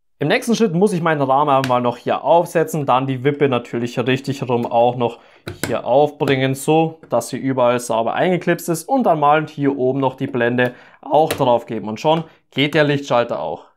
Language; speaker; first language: German; native; German